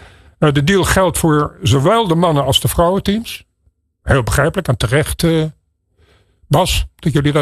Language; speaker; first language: Dutch; native; Dutch